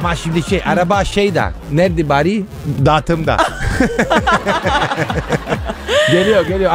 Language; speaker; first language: Turkish; non-native, fluent; Italian